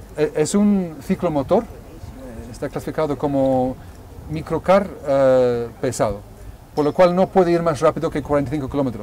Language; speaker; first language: Spanish; non-native, fluent; English